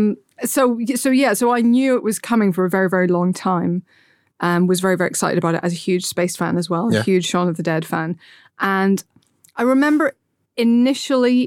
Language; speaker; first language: English; native; English